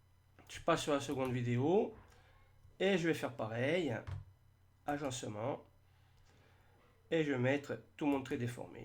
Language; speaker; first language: French; native; French